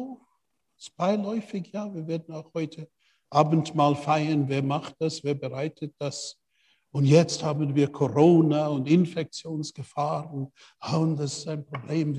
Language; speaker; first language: German; non-native, fluent; English